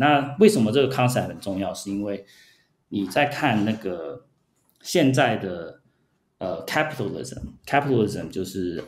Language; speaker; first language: Chinese; early bilingual, heritage; Chinese